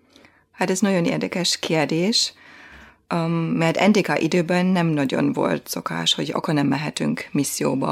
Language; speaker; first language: Hungarian; non-native, fluent; German